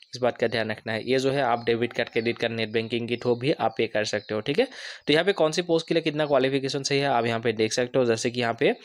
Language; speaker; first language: Hindi; non-native, local second language; Assamese